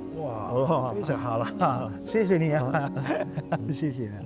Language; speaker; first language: Chinese; non-native, learner; Italian